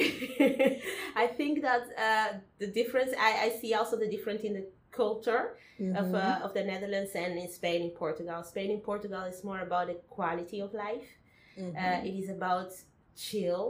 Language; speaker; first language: English; non-native, fluent; Spanish